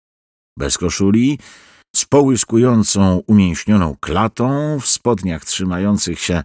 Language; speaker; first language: Polish; native; Polish